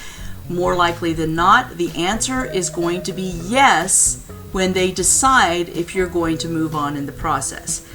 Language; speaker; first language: English; native; English